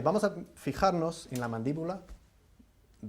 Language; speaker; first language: Spanish; non-native, fluent; English